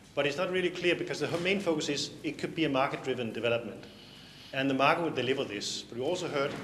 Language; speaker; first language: English; non-native, fluent; Danish